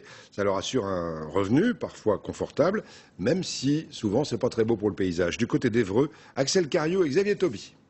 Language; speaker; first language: French; native; French